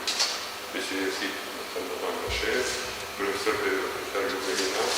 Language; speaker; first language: French; non-native, fluent; Croatian